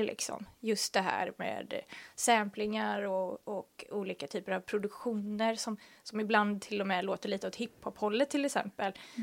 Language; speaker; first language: Swedish; native; Swedish